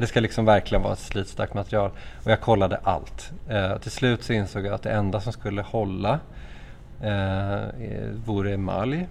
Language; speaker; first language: Swedish; native; Swedish